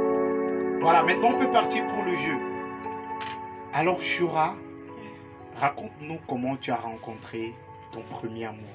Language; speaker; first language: French; native; French